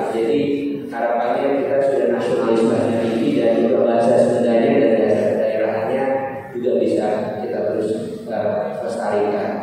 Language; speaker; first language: Indonesian; native; Indonesian